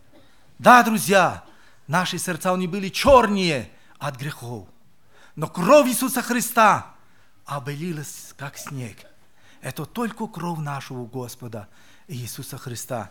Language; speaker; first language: Russian; non-native, local second language; Romany